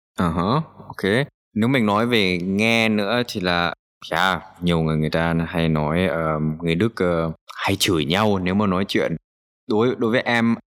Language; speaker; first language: Vietnamese; native; Vietnamese